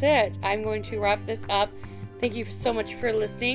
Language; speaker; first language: English; native; English